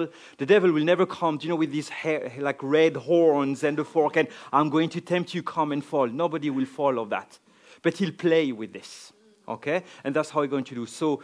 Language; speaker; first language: English; non-native, fluent; French